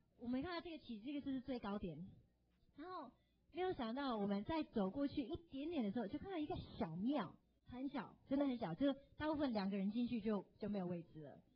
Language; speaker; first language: Chinese; non-native, fluent; English